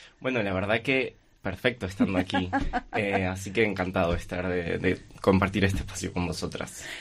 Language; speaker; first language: Spanish; native; Spanish